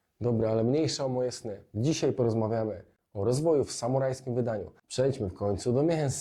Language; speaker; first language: Polish; native; Polish